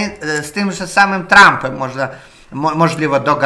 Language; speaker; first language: Polish; non-native, learner; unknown